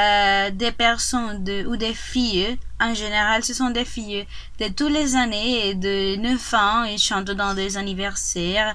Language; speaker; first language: French; non-native, learner; Spanish